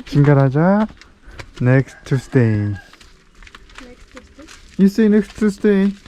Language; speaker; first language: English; non-native, learner; Korean